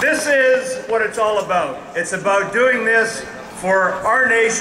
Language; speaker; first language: English; native; English